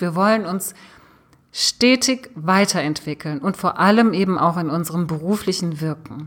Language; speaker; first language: German; native; German